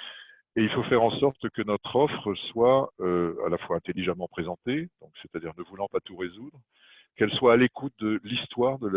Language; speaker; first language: French; native; French